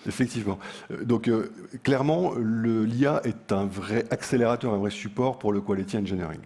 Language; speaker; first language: French; native; French